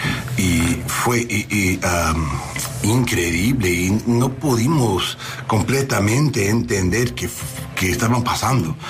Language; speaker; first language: Spanish; non-native, learner; English